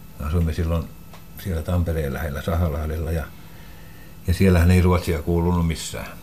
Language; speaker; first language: Finnish; native; Finnish